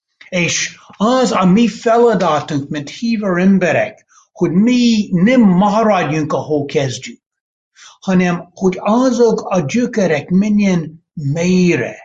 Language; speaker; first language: Hungarian; non-native, fluent; English